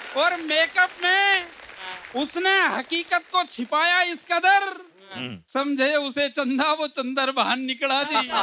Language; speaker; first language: Hindi; native; Hindi